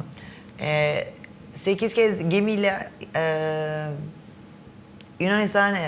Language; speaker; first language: Turkish; early bilingual, heritage; Turkish